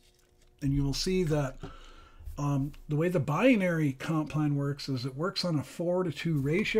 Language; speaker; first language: English; native; English